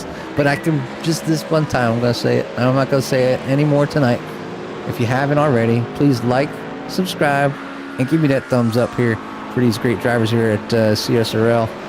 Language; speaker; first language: English; native; English